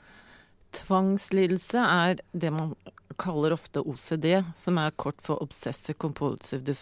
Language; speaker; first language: Norwegian; native; Norwegian